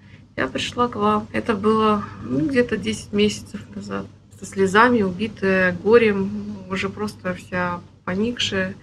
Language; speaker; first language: Russian; native; Russian